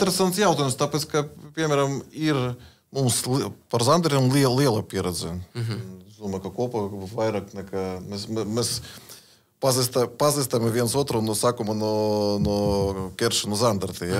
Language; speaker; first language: Latvian; non-native, learner; Russian